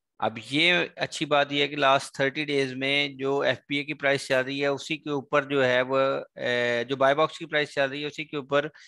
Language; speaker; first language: Urdu; non-native, local second language; Sindhi